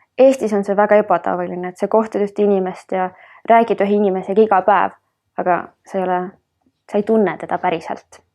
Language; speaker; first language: Estonian; early bilingual, heritage; Estonian